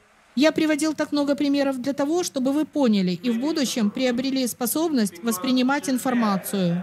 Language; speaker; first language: Russian; native; Russian